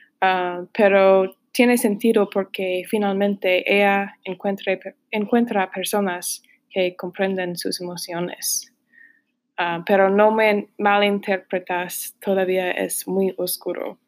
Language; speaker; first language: Spanish; non-native, learner; English